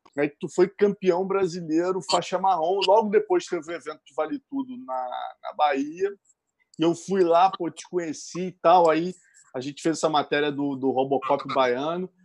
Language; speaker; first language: Portuguese; native; Portuguese